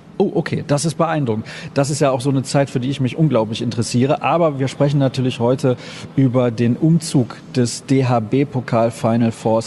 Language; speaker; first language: German; native; German